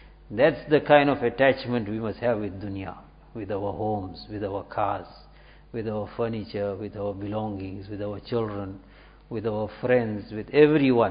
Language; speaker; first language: English; native; English